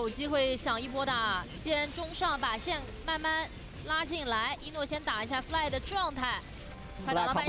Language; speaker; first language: Chinese; native; Chinese